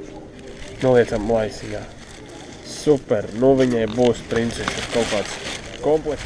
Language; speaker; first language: Latvian; native; Latvian